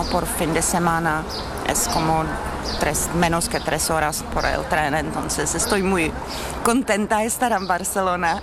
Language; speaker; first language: Spanish; non-native, learner; Czech